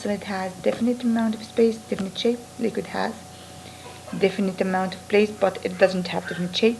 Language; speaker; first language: English; non-native, fluent; Arabic